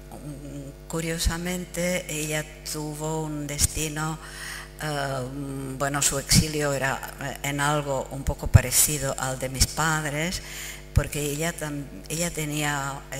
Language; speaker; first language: Spanish; non-native, fluent; Czech